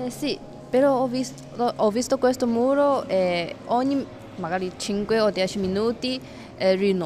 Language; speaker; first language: Italian; non-native, learner; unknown